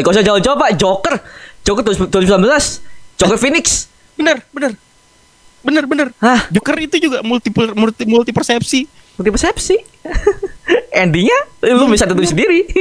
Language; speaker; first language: Indonesian; native; Indonesian